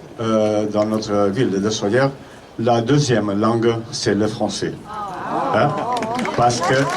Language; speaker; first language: French; non-native, learner; Catalan